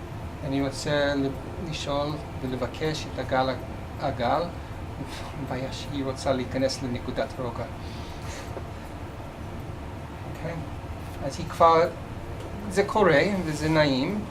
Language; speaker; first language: Hebrew; non-native, fluent; English